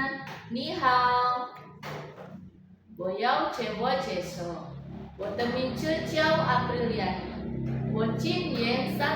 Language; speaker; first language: Chinese; non-native, learner; Indonesian